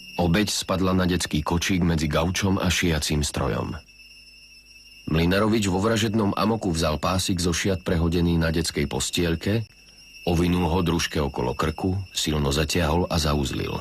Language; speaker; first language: Slovak; native; Slovak